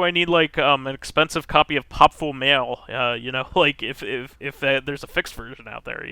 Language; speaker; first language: English; native; English